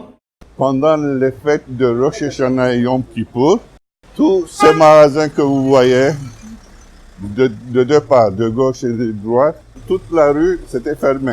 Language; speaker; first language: French; non-native, fluent; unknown